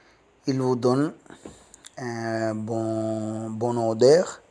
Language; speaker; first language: French; non-native, learner; Tamil